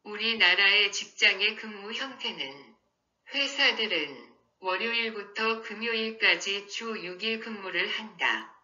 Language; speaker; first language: Korean; non-native, learner; Vietnamese